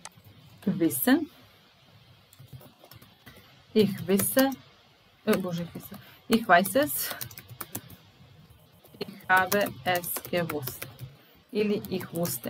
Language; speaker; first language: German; non-native, fluent; Serbian